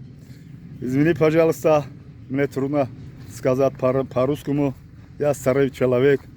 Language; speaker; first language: Russian; non-native, learner; Tajik